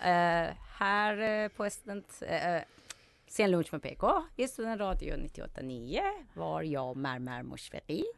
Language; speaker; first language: Swedish; non-native, fluent; Persian